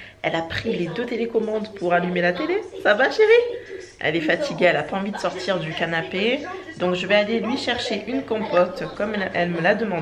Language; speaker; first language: French; native; French